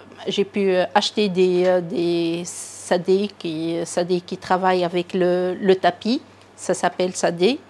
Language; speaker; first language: French; non-native, local second language; Arabic